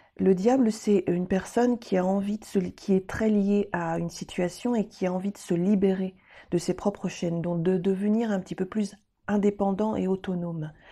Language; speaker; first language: French; native; French